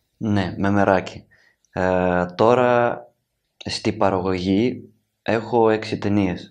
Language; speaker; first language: Greek; non-native, learner; Ukrainian